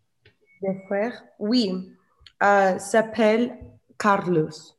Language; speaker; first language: French; non-native, learner; English